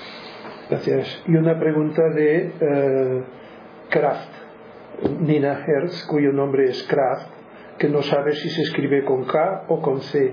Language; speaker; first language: Spanish; native; Spanish